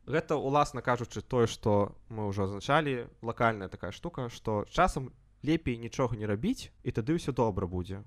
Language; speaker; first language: Belarusian; non-native, local second language; Russian